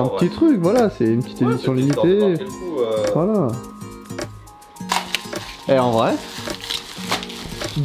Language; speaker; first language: French; native; French